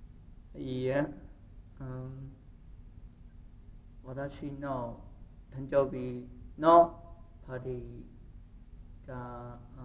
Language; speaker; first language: Japanese; non-native, learner; English